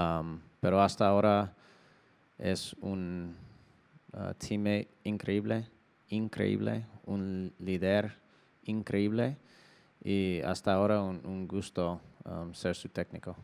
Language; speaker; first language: Spanish; non-native, learner; English